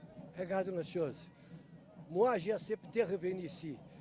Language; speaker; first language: French; non-native, fluent; Portuguese